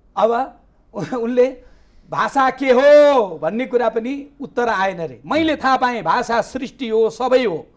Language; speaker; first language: Nepali; native; Nepali